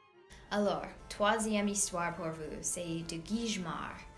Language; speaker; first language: French; non-native, learner; English